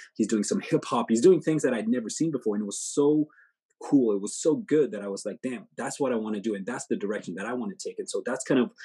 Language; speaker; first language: English; native; English